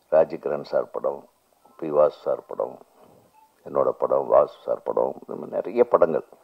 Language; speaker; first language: Tamil; native; Tamil